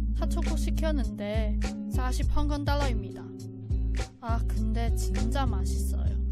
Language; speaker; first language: Korean; non-native, learner; Cantonese